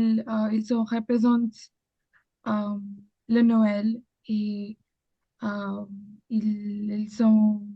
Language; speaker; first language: French; non-native, learner; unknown